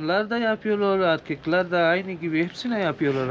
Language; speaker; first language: Turkish; non-native, learner; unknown